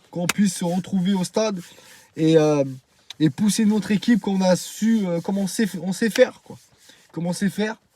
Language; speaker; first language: French; native; French